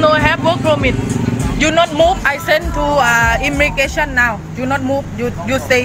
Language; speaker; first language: English; non-native, learner; Thai